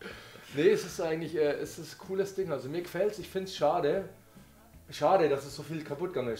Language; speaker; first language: German; native; German